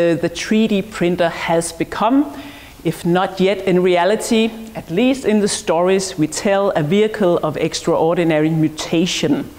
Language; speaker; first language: English; non-native, fluent; Danish